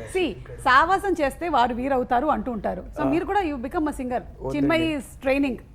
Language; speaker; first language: Telugu; native; Telugu